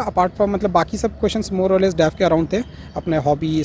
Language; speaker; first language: Hindi; native; Hindi